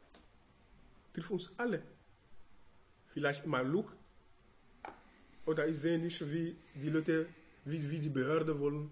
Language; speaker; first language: German; non-native, learner; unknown